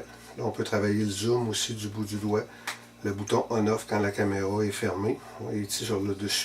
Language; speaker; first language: French; native; French